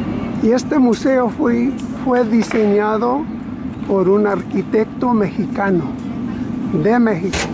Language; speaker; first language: Spanish; early bilingual, other home language; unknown